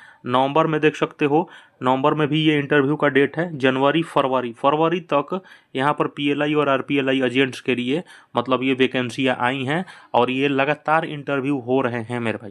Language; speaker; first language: Hindi; native; Hindi